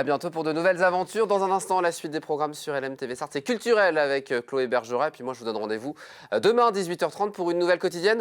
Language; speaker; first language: French; native; French